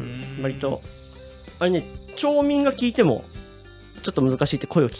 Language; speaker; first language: Japanese; native; Japanese